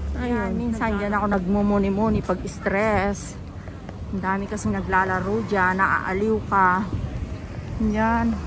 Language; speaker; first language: Filipino; native; Filipino